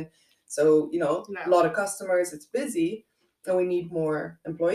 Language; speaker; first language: English; non-native, local second language; Dutch